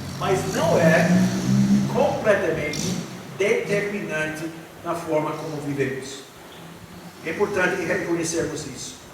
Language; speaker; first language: Portuguese; non-native, fluent; English